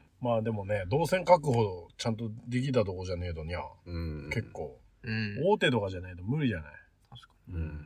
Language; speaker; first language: Japanese; native; Japanese